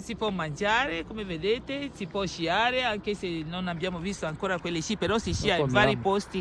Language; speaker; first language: Italian; non-native, learner; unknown